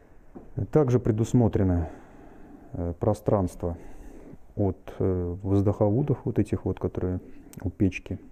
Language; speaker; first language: Russian; native; Russian